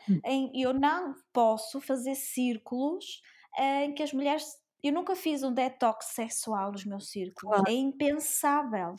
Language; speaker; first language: Portuguese; early bilingual, other home language; Spanish